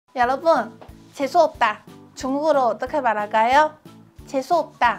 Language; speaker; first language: Korean; non-native, fluent; Chinese